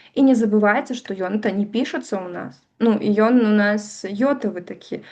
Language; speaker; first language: Belarusian; native; Belarusian